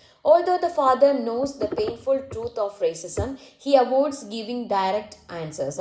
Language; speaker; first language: English; non-native, local second language; Malayalam